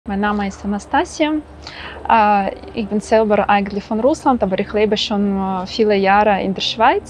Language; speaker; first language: German; non-native, fluent; Russian